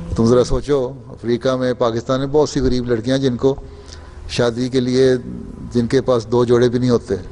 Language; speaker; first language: Urdu; native; Urdu